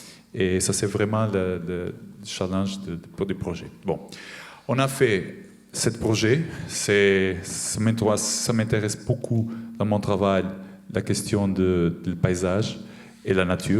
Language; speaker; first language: French; non-native, fluent; Portuguese